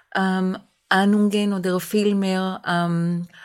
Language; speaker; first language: German; non-native, fluent; Hebrew